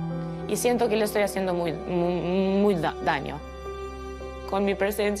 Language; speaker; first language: Spanish; non-native, fluent; Albanian